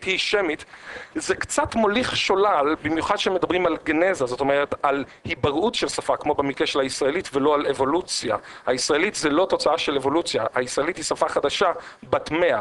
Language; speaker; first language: Hebrew; native; Hebrew